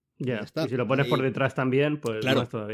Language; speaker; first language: Spanish; native; Spanish